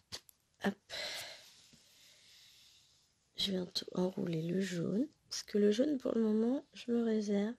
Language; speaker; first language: French; native; French